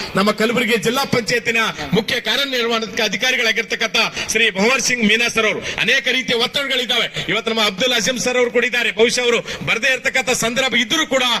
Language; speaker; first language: Kannada; native; Kannada